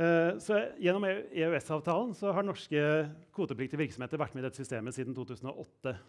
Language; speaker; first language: Norwegian; native; Norwegian